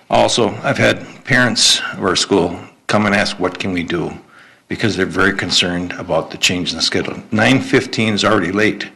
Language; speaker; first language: English; native; English